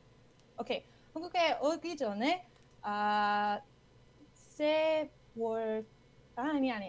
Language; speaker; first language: Korean; non-native, learner; English